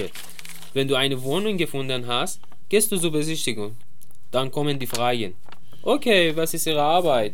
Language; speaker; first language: German; non-native, learner; Persian